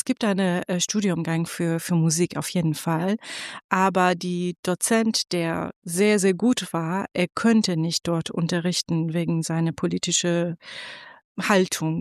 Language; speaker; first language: German; non-native, fluent; Persian